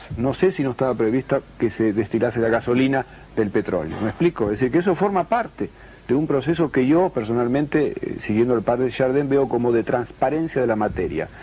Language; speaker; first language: Spanish; native; Spanish